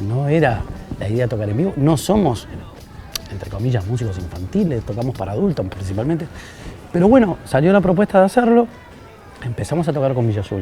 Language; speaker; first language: Spanish; native; Spanish